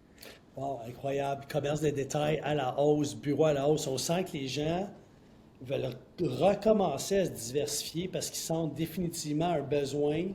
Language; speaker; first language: French; native; French